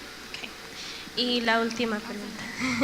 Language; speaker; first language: Spanish; early bilingual, heritage; Spanish